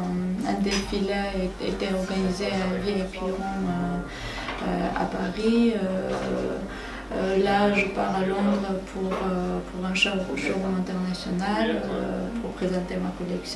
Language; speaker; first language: French; non-native, fluent; Armenian